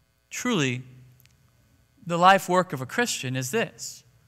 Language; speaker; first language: English; native; English